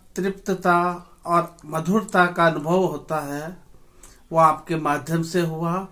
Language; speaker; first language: Hindi; native; Hindi